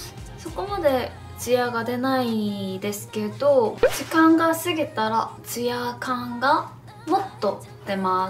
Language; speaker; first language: Japanese; non-native, fluent; Korean